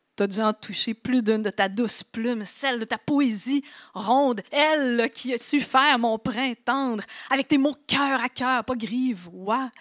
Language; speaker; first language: French; native; French